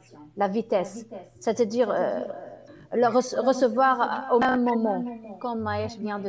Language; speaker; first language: French; non-native, fluent; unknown